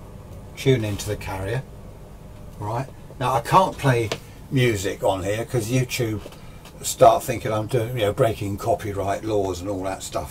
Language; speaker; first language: English; native; English